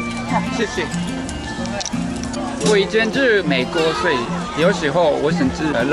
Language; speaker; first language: Chinese; non-native, learner; Japanese